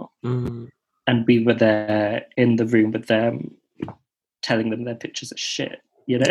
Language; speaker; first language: English; native; English